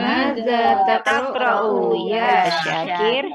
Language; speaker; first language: Arabic; non-native, learner; Indonesian